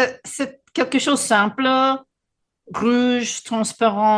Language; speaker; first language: French; non-native, fluent; English